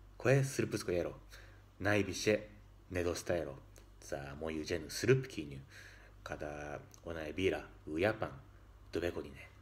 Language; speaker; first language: Serbian; non-native, learner; Japanese